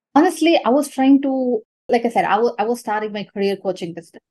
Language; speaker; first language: English; non-native, local second language; Tamil